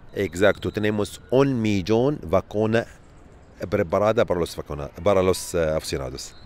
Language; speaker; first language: Spanish; non-native, learner; Arabic